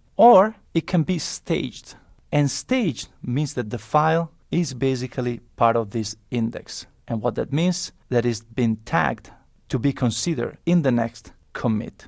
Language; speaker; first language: English; non-native, fluent; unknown